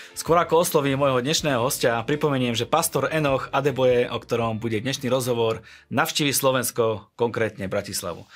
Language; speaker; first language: Slovak; native; Slovak